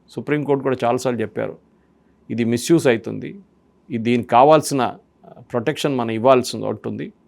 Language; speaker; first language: Telugu; non-native, fluent; Malayalam